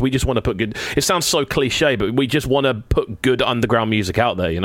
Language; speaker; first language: English; native; English